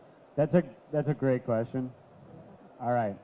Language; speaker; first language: English; native; English